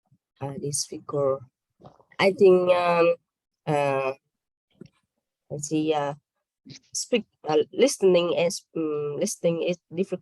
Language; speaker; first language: English; non-native, learner; Vietnamese